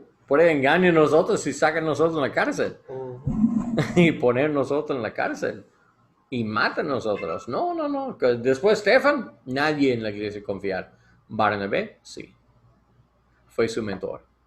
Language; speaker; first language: Spanish; non-native, learner; English